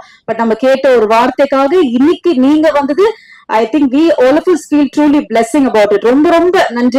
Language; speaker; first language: Tamil; native; Tamil